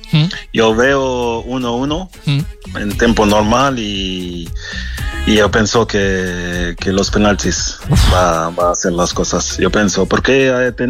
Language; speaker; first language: Spanish; non-native, fluent; French